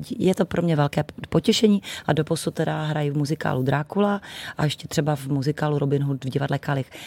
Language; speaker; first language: Czech; native; Czech